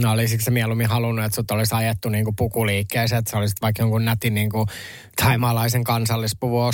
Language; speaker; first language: Finnish; native; Finnish